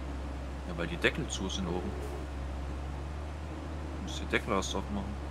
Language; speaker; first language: German; native; German